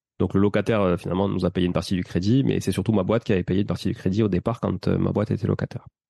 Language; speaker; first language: French; native; French